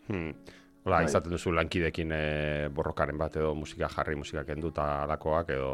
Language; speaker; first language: Basque; native; Basque